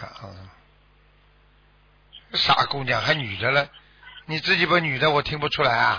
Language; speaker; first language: Chinese; native; Chinese